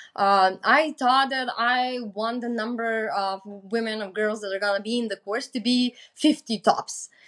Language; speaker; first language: English; non-native, fluent; Macedonian